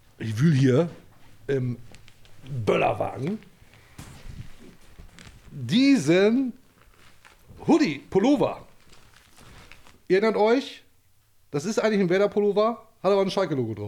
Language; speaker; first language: German; native; German